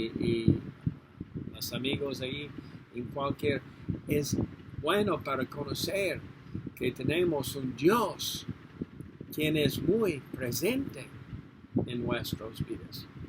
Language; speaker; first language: Spanish; non-native, learner; English